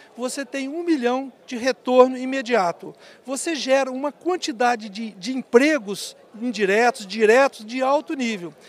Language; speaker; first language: Portuguese; native; Portuguese